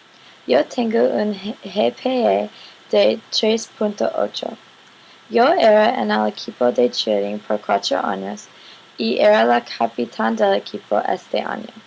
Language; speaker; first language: Spanish; non-native, learner; English